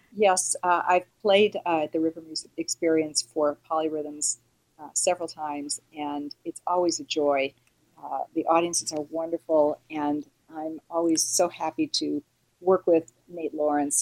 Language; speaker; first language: English; native; English